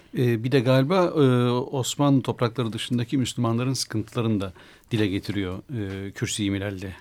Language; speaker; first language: Turkish; native; Turkish